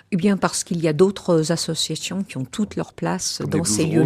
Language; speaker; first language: French; native; French